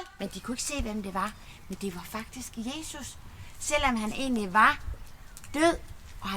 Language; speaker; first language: Danish; native; Danish